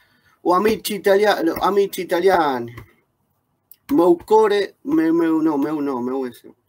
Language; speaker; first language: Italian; non-native, learner; Spanish